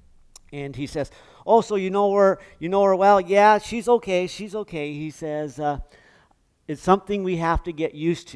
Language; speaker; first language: English; native; English